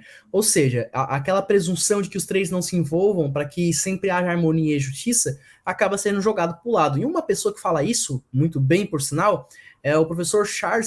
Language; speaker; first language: Portuguese; native; Portuguese